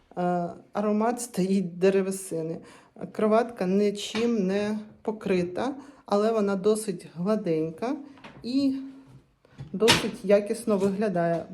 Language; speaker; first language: Ukrainian; native; Ukrainian